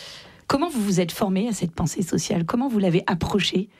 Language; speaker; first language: French; native; French